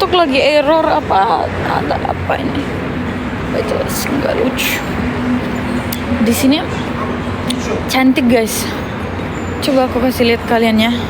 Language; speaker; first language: Indonesian; non-native, learner; Turkish